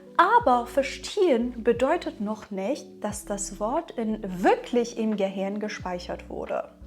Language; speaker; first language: German; non-native, fluent; Persian